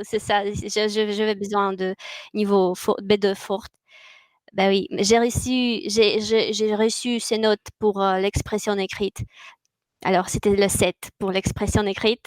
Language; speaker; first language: French; non-native, fluent; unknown